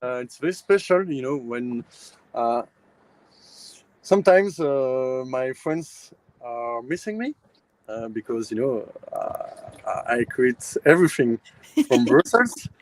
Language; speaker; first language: English; non-native, learner; French